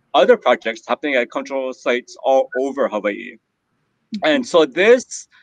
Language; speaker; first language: English; native; English